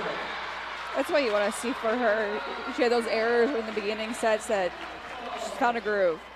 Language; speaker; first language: English; native; English